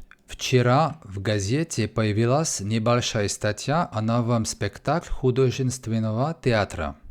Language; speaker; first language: Russian; non-native, fluent; French